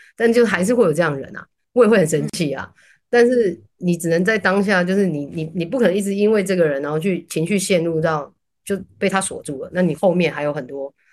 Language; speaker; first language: Chinese; native; Chinese